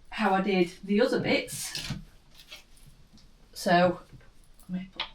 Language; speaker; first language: English; native; English